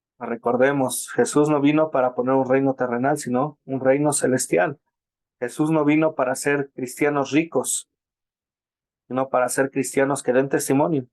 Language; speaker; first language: Spanish; native; Spanish